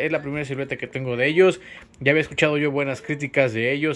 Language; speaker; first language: Spanish; native; Spanish